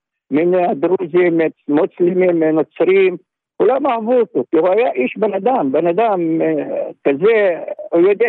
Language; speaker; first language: Hebrew; non-native, local second language; Arabic